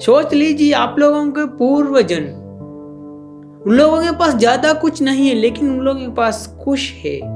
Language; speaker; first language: Hindi; non-native, fluent; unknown